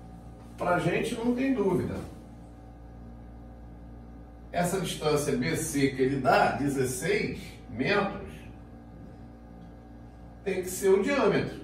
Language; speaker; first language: Portuguese; native; Portuguese